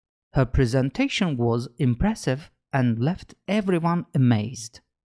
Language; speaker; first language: English; non-native, fluent; Turkish